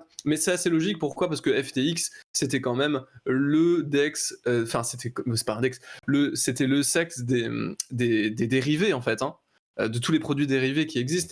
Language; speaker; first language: French; native; French